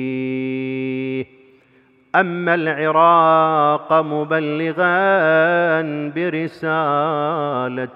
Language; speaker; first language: Arabic; native; Arabic